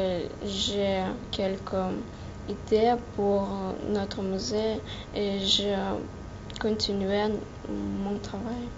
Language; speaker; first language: French; non-native, learner; Russian